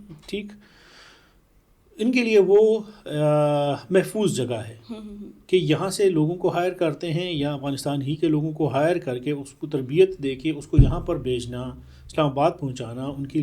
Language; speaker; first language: Urdu; non-native, local second language; Pashto